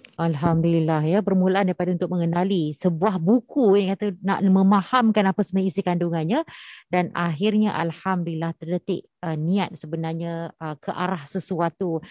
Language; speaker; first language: Malay; native; Malay